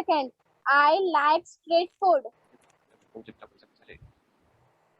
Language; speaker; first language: English; non-native, learner; Hindi